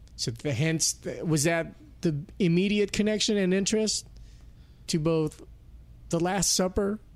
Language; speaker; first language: English; early bilingual, other home language; Filipino